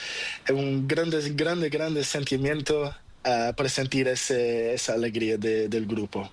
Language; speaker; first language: Spanish; non-native, learner; Portuguese